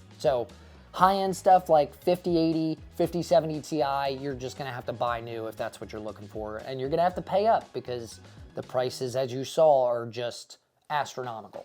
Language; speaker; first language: English; native; English